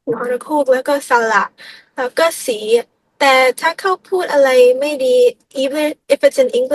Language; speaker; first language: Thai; early bilingual, heritage; Thai